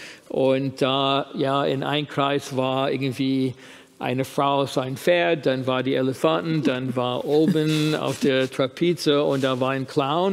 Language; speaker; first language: German; non-native, fluent; English